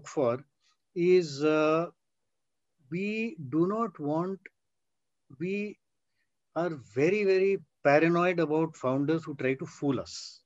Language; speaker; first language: English; non-native, local second language; Hindi